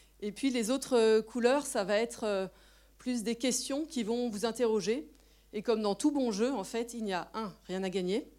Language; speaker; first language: French; native; French